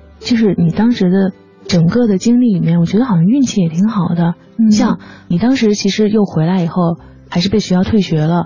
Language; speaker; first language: Chinese; native; Chinese